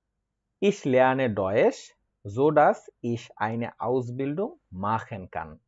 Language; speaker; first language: German; non-native, fluent; Bangla